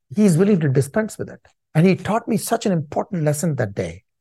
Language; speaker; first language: English; non-native, local second language; Tamil